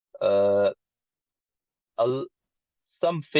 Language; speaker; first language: English; non-native, learner; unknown